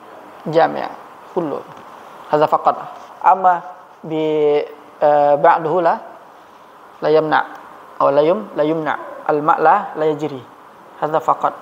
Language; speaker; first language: Arabic; non-native, fluent; Indonesian